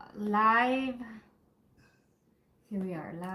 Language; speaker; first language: English; native; English